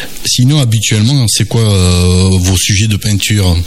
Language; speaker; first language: French; native; French